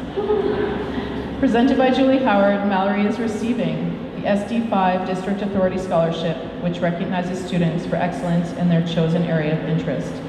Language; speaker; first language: English; native; English